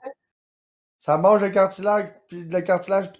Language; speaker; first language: French; native; French